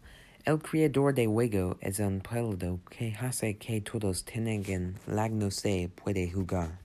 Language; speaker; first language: Spanish; non-native, learner; English